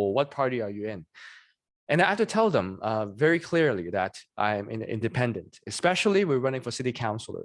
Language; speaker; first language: English; non-native, local second language; Cantonese